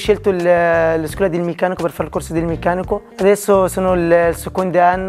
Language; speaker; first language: Italian; non-native, learner; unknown